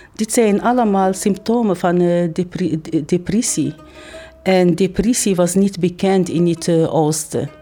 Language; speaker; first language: Dutch; non-native, fluent; Arabic